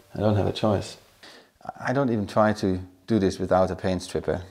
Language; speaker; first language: English; non-native, fluent; German